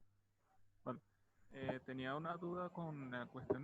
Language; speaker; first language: Spanish; native; Spanish